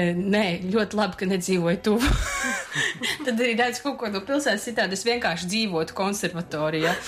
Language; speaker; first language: Latvian; native; Latvian